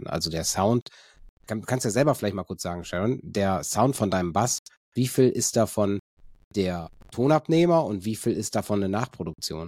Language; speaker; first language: German; native; German